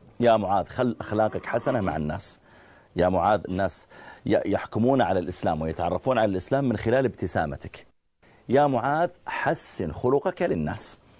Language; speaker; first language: Arabic; native; Arabic